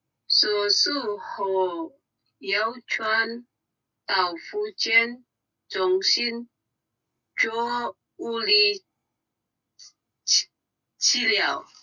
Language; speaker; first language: Chinese; non-native, learner; Indonesian